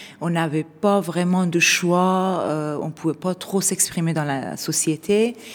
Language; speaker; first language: French; non-native, fluent; Persian